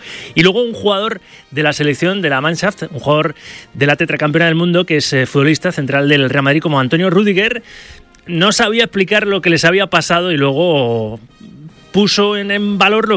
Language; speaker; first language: Spanish; native; Spanish